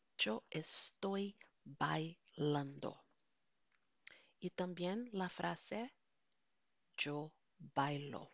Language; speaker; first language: Spanish; non-native, fluent; Norwegian